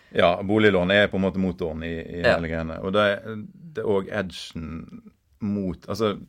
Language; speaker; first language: Norwegian; native; Norwegian